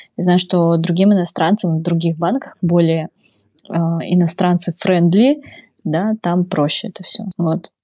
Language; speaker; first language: Russian; native; Russian